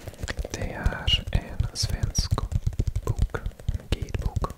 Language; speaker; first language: Swedish; non-native, learner; English